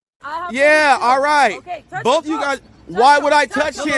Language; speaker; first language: English; native; English